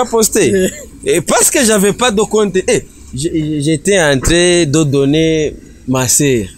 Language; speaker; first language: French; non-native, local second language; Rundi